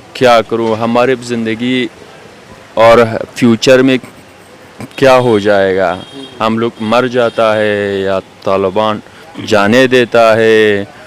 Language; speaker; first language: Hindi; non-native, learner; Persian